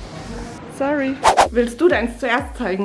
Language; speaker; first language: German; native; German